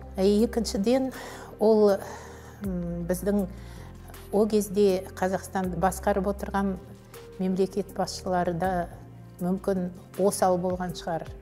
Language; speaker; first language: Kazakh; native; Kazakh